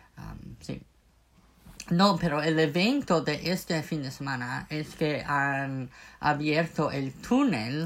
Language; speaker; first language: Spanish; non-native, fluent; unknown